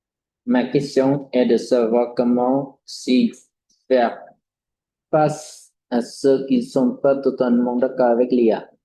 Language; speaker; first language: French; non-native, fluent; Vietnamese